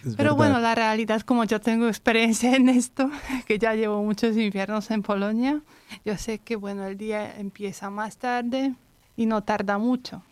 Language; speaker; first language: Spanish; non-native, fluent; Polish